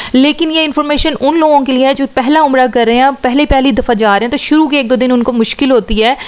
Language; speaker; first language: Urdu; non-native, local second language; Punjabi